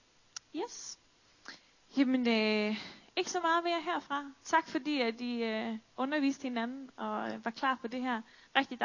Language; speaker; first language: Danish; native; Danish